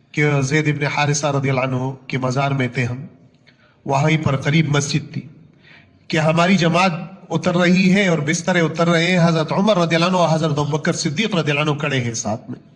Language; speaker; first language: Urdu; non-native, local second language; Punjabi